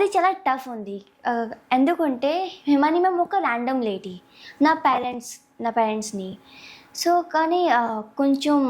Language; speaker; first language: Telugu; non-native, local second language; Hindi